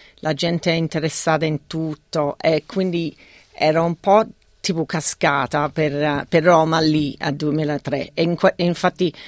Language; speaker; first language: Italian; non-native, fluent; English